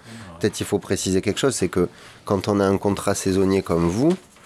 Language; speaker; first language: French; native; French